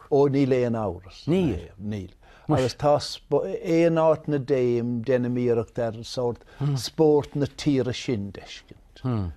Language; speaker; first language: Irish; native; Irish